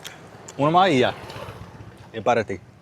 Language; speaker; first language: Spanish; non-native, learner; English